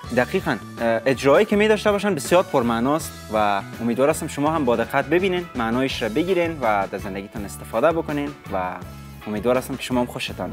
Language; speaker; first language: Persian; native; Persian